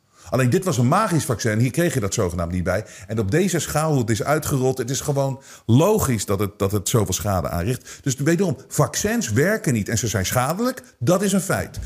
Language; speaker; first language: Dutch; native; Dutch